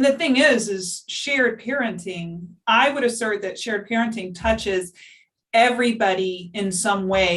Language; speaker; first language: English; native; English